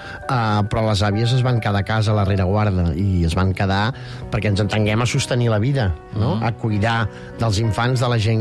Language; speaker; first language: Catalan; native; Catalan